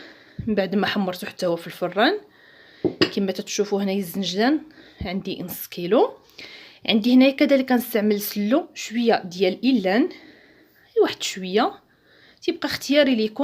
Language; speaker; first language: Arabic; native; Arabic